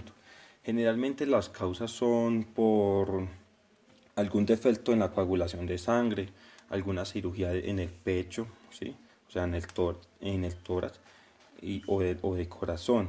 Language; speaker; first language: Spanish; native; Spanish